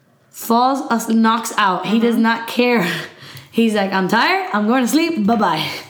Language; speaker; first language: English; early bilingual, other home language; Spanish